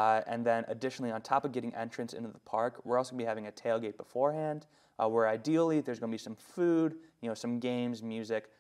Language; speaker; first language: English; native; English